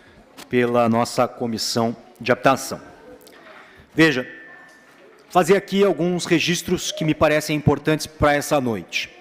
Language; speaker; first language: Portuguese; native; Portuguese